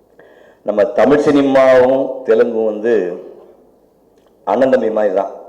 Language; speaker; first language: Tamil; native; Tamil